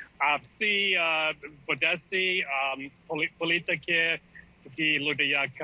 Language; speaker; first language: Ukrainian; early bilingual, heritage; English